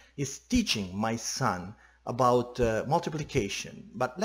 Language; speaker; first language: English; non-native, fluent; Italian